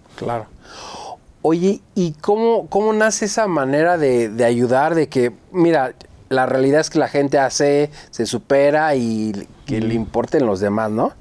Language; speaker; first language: Spanish; native; Spanish